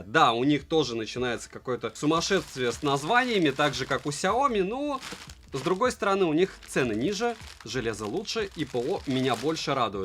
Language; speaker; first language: Russian; native; Russian